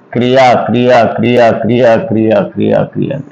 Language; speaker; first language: Hindi; non-native, local second language; Telugu